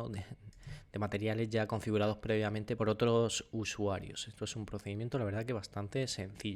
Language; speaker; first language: Spanish; native; Spanish